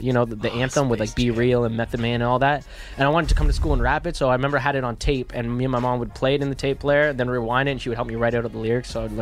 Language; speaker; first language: English; native; English